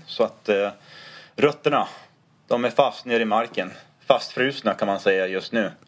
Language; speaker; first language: Swedish; non-native, fluent; English